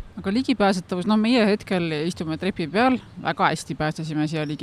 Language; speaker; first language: Estonian; native; Estonian